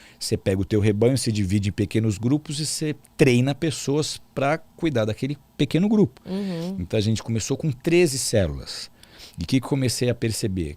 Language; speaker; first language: Portuguese; native; Portuguese